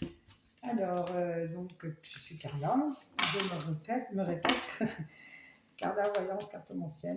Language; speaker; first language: French; native; French